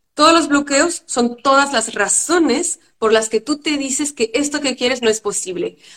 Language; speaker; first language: Spanish; non-native, fluent; French